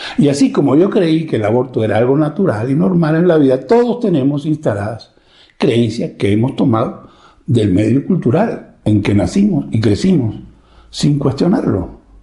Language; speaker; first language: Spanish; native; Spanish